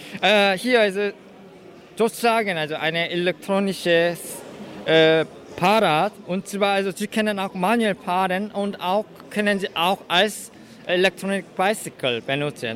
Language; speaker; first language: German; non-native, fluent; Korean